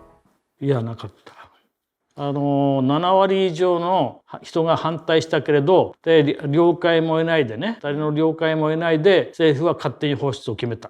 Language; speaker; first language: Japanese; native; Japanese